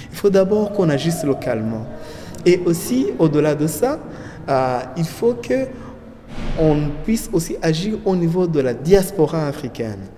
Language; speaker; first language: French; non-native, local second language; Kinyarwanda